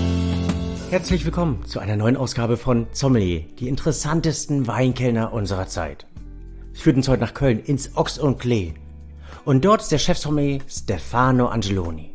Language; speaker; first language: German; native; German